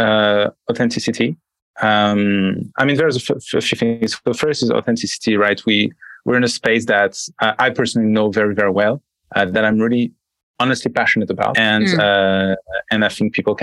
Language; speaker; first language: English; non-native, fluent; French